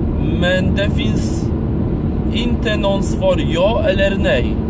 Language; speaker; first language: Swedish; non-native, fluent; Polish